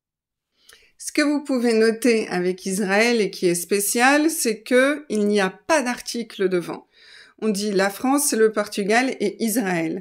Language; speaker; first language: French; native; French